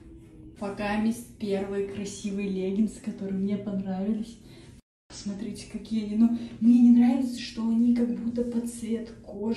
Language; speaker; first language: Russian; native; Russian